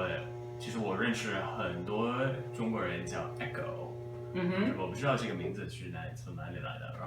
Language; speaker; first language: Chinese; native; Chinese